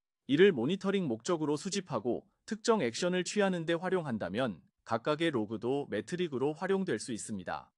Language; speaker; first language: Korean; native; Korean